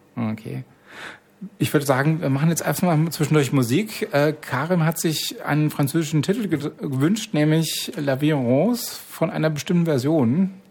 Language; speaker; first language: German; native; German